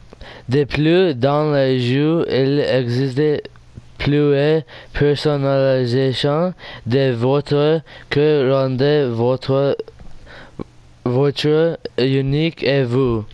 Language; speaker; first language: French; non-native, learner; English